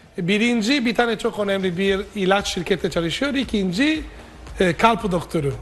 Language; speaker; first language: Turkish; non-native, fluent; Italian